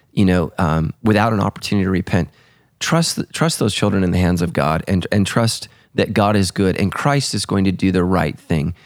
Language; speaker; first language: English; early bilingual, other home language; Italian